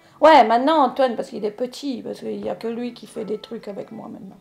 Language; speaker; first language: French; non-native, local second language; Morisyen